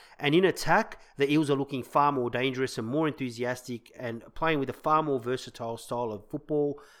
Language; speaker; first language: English; native; English